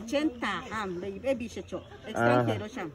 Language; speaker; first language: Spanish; non-native, local second language; Yucateco